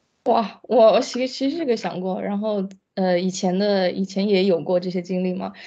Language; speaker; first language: Chinese; early bilingual, heritage; Chinese